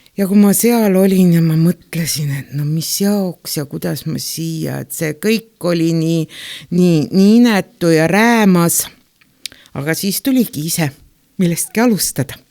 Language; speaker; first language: Estonian; native; Estonian